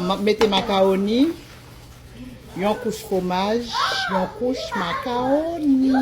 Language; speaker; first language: French; non-native, local second language; Haitian Creole